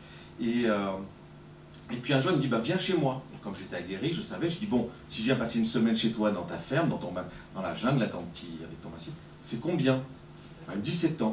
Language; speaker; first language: French; native; French